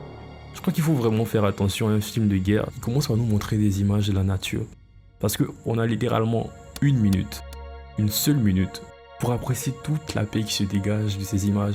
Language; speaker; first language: French; native; French